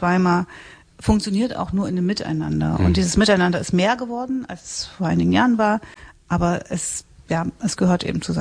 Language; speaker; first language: German; native; German